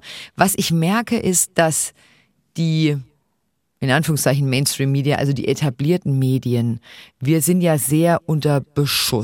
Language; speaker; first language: German; native; German